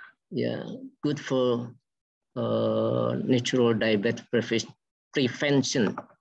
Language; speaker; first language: English; non-native, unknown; Indonesian